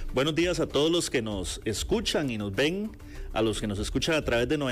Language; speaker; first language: Spanish; native; Spanish